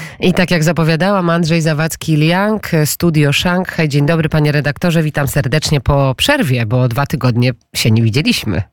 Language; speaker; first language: Polish; native; Polish